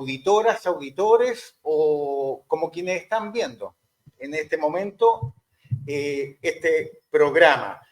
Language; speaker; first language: Spanish; native; Spanish